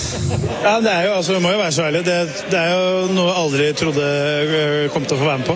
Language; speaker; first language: Norwegian; native; Norwegian